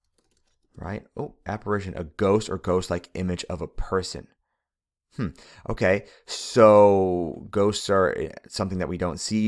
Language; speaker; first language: English; native; English